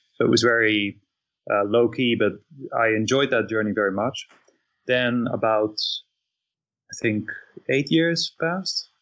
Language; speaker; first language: English; non-native, fluent; Dutch